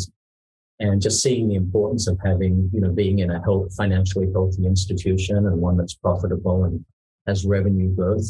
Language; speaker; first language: English; native; English